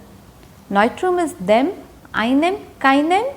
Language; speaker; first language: German; non-native, fluent; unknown